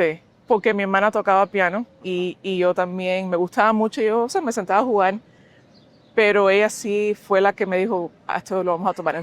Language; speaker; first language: Spanish; early bilingual, heritage; Spanish